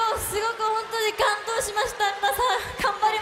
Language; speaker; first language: Japanese; non-native, learner; Korean